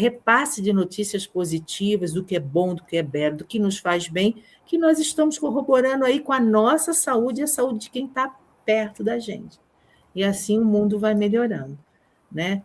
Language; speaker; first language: Portuguese; native; Portuguese